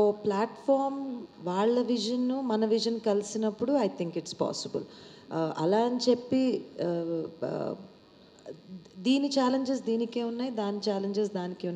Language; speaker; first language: Telugu; native; Telugu